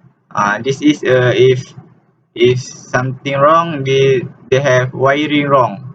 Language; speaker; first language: English; non-native, local second language; Malay